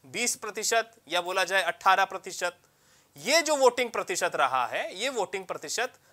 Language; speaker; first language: Hindi; native; Hindi